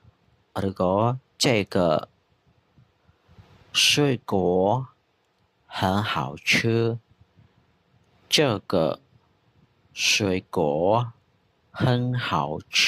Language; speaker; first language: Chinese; non-native, fluent; Khmer